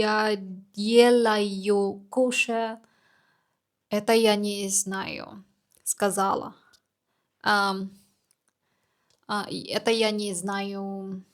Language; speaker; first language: Russian; non-native, learner; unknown